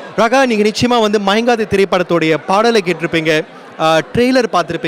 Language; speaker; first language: Tamil; native; Tamil